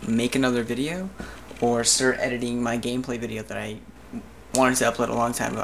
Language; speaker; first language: English; native; English